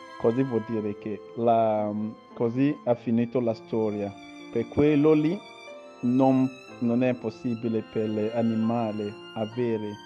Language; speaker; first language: Italian; non-native, learner; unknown